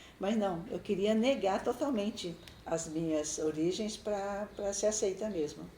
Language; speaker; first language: Portuguese; early bilingual, other home language; Chinese